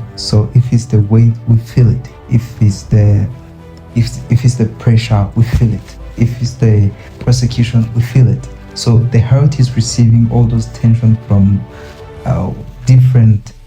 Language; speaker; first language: English; non-native, local second language; Kinyarwanda